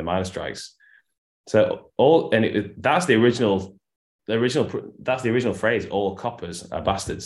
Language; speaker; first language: English; native; English